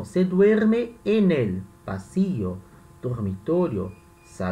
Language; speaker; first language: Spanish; non-native, fluent; Portuguese